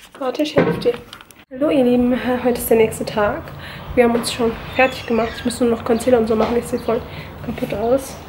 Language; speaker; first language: German; early bilingual, other home language; Turkish